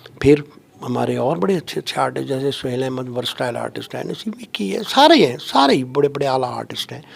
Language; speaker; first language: Urdu; non-native, local second language; Punjabi